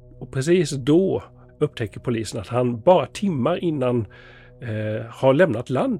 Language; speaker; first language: Swedish; native; Swedish